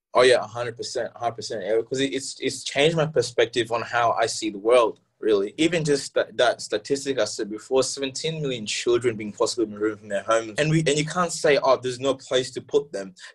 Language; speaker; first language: English; early bilingual, other home language; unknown